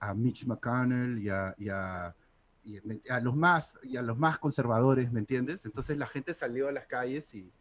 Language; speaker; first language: Spanish; native; Spanish